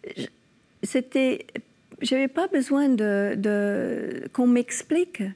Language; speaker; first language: French; non-native, fluent; English